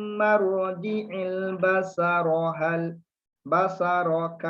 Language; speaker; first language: Arabic; non-native, fluent; Malay